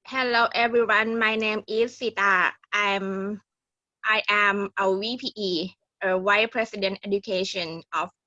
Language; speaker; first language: English; non-native, learner; Thai